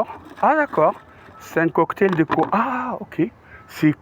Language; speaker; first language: French; non-native, fluent; Arabic